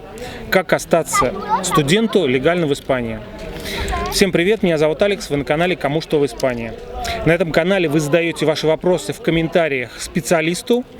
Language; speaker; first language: Russian; native; Russian